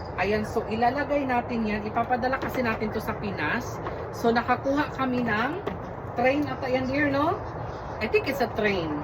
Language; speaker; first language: Filipino; native; Filipino